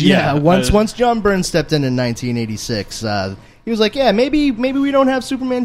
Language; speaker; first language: English; native; English